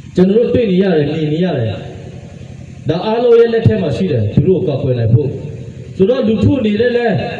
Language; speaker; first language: Burmese; non-native, local second language; Western Kayah